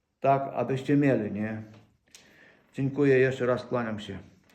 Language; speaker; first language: Polish; non-native, fluent; Ukrainian